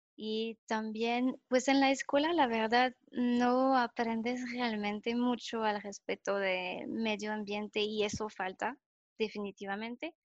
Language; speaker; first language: Spanish; non-native, fluent; French